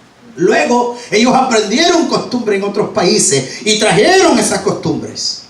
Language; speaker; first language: Spanish; native; Spanish